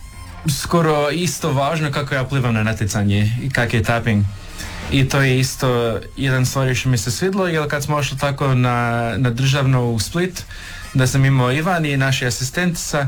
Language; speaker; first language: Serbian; early bilingual, heritage; English